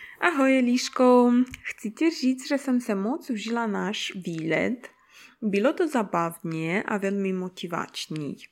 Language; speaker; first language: Czech; non-native, learner; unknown